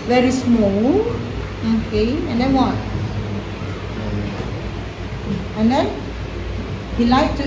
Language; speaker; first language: English; non-native, fluent; Indonesian